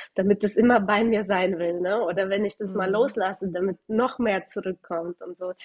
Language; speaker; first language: German; early bilingual, other home language; Russian